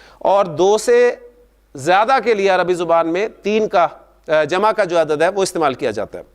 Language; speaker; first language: Urdu; native; Urdu